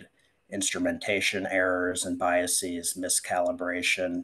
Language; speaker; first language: English; native; English